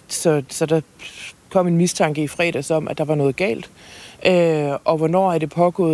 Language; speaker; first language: Danish; native; Danish